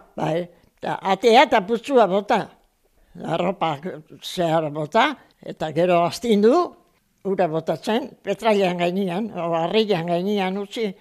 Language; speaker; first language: Basque; native; Basque